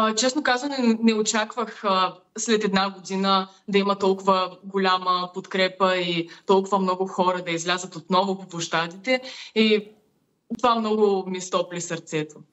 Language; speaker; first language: Bulgarian; early bilingual, other home language; Ukrainian